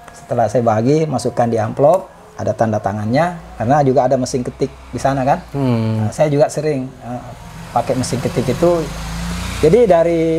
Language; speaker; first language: Indonesian; native; Indonesian